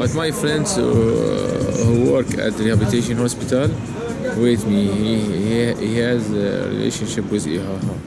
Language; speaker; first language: English; non-native, fluent; Arabic